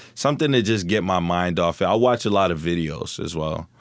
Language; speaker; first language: English; native; English